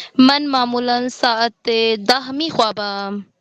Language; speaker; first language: Persian; non-native, learner; Urdu